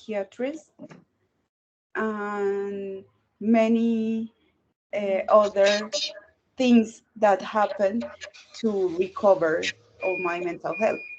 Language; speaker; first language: English; non-native, learner; Spanish